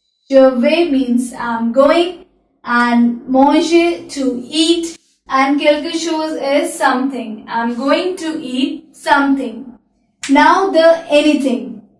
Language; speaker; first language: English; non-native, local second language; Hindi